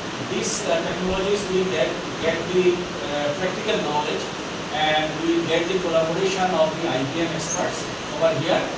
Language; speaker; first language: English; non-native, local second language; Bangla